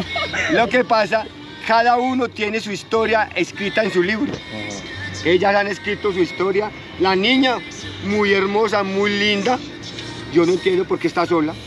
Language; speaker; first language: Spanish; native; Spanish